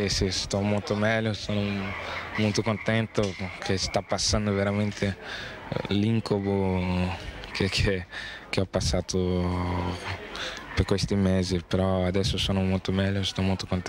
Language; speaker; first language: Italian; non-native, fluent; Portuguese